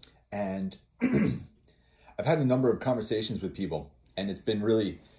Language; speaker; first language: English; native; English